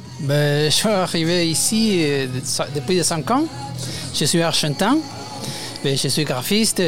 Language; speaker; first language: French; non-native, learner; Spanish